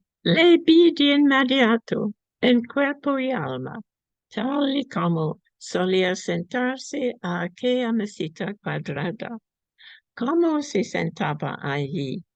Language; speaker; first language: Spanish; non-native, fluent; English